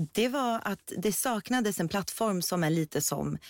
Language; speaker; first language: Swedish; early bilingual, other home language; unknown